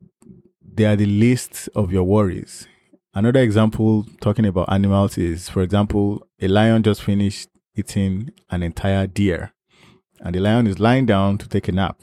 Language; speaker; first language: English; non-native, local second language; Yoruba